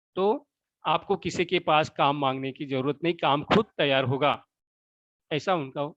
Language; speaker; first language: Hindi; non-native, local second language; Marathi